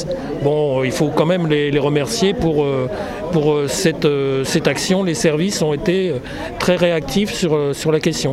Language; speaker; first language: French; native; French